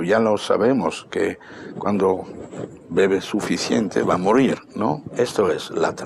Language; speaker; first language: Spanish; non-native, fluent; Dutch